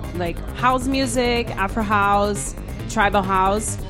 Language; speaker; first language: English; non-native, fluent; Portuguese